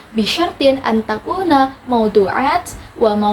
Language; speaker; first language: Arabic; non-native, learner; Indonesian